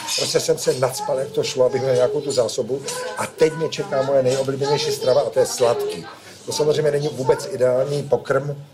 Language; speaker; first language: Czech; native; Czech